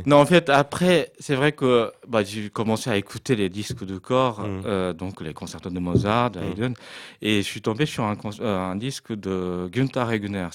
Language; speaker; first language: French; non-native, fluent; Japanese